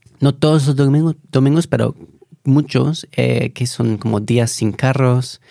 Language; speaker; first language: Spanish; non-native, fluent; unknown